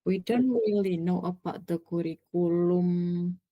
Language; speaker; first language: English; non-native, learner; Indonesian